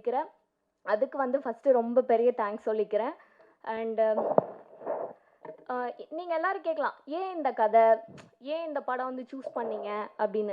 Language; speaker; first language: Tamil; native; Tamil